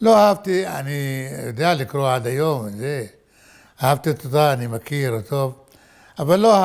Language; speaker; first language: Hebrew; non-native, fluent; Arabic